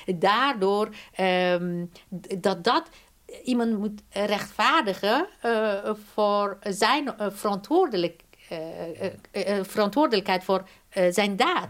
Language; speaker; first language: Dutch; non-native, fluent; Persian